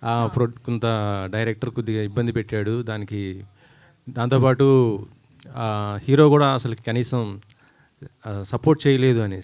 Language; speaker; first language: Telugu; native; Telugu